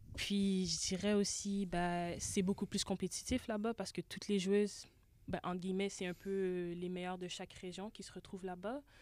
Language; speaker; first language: French; native; French